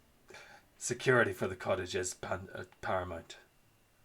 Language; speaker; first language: English; native; English